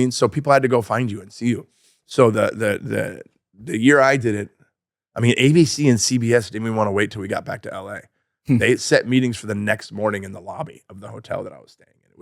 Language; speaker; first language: English; native; English